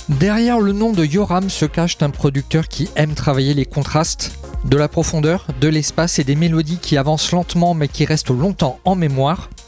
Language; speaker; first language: French; native; French